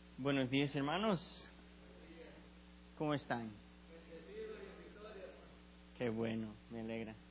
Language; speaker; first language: Spanish; non-native, learner; English